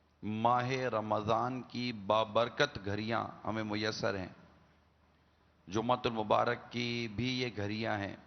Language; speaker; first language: Urdu; native; Urdu